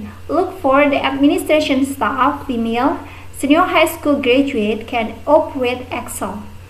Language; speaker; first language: English; non-native, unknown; Indonesian